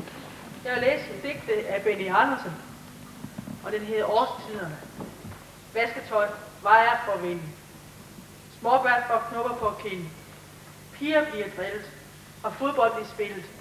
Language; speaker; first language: Danish; native; Danish